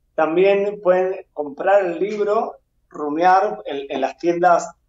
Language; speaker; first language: Spanish; native; Spanish